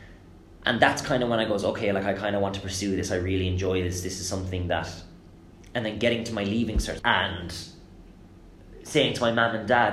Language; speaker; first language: English; native; English